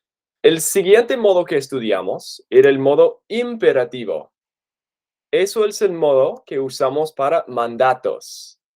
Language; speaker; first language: Spanish; non-native, fluent; English